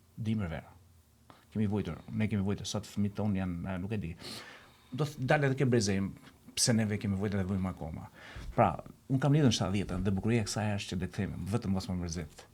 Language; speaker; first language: Albanian; native; Albanian